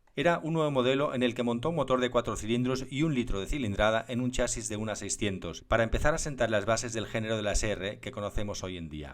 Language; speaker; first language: Spanish; native; Spanish